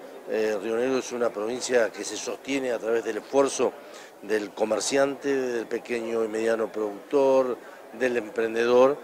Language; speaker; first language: Spanish; native; Spanish